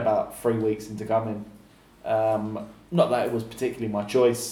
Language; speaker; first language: English; native; English